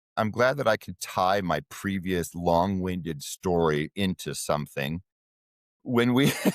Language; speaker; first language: English; native; English